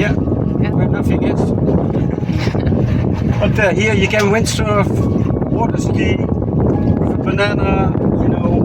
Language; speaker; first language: English; non-native, fluent; Dutch